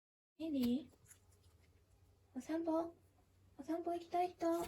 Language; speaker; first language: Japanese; early bilingual, heritage; Japanese